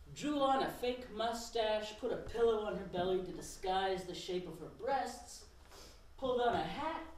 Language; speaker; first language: English; native; English